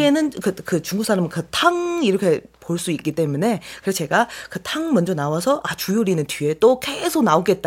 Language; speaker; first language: Korean; non-native, fluent; Chinese